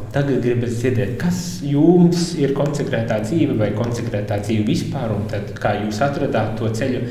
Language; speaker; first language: Latvian; native; Latvian